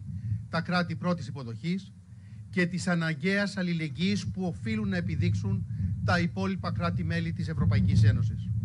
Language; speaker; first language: Greek; native; Greek